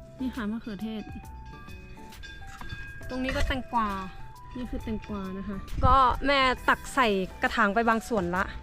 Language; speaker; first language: Thai; native; Thai